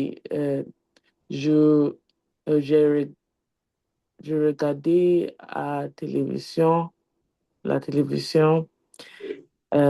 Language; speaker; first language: French; non-native, learner; English